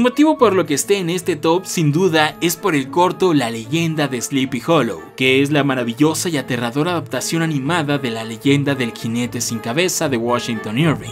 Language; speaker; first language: Spanish; native; Spanish